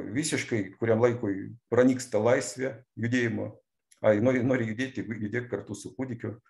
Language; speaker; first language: Lithuanian; non-native, local second language; Russian